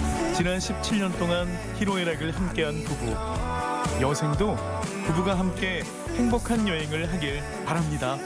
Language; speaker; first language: Korean; native; Korean